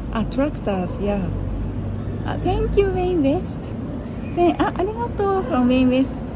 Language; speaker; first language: English; non-native, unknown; Japanese